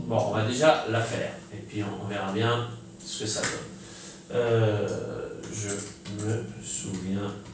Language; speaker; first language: French; native; French